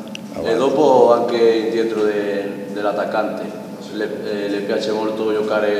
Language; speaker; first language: Italian; non-native, fluent; Spanish